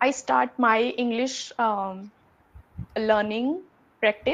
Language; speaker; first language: English; non-native, learner; Hindi